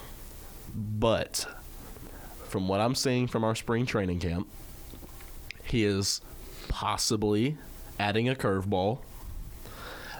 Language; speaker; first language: English; native; English